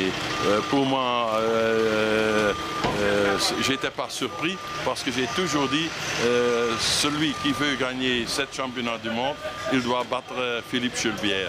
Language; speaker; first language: French; non-native, fluent; Dutch